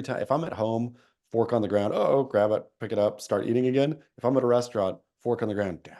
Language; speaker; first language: English; native; English